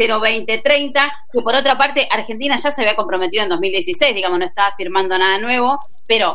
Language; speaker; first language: Spanish; native; Spanish